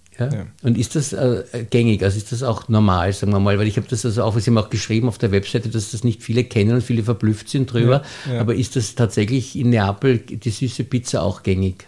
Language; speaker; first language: German; native; German